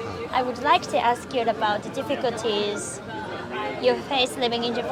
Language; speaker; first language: English; non-native, learner; Japanese